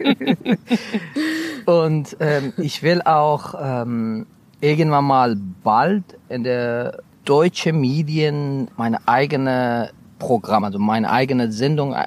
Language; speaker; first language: German; non-native, fluent; Persian